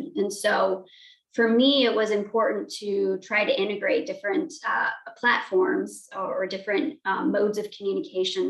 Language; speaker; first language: English; native; English